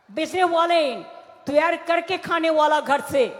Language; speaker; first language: Hindi; non-native, local second language; Bangla